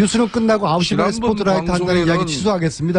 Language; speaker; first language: Korean; native; Korean